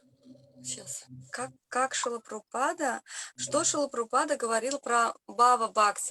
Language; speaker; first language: Russian; native; Russian